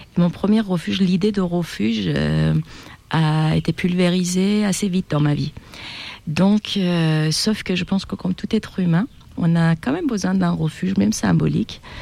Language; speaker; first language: French; non-native, fluent; Persian